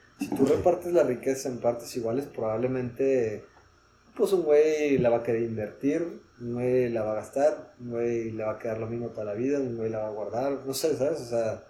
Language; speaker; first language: Spanish; native; Spanish